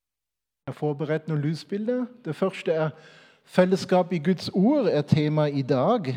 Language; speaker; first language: Norwegian; non-native, fluent; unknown